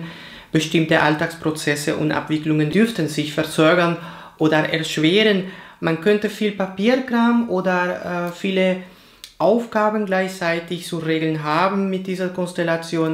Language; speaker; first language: German; non-native, fluent; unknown